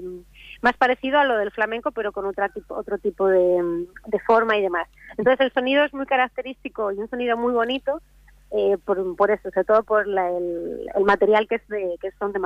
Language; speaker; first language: Spanish; native; Spanish